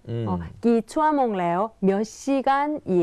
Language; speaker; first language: Thai; non-native, fluent; Korean